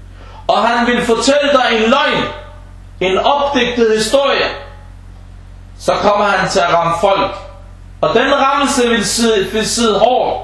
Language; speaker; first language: Danish; non-native, fluent; Arabic